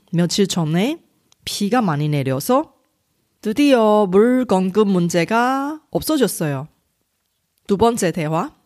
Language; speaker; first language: Korean; non-native, fluent; Chinese